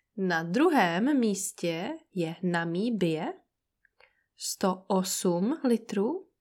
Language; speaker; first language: Czech; native; Czech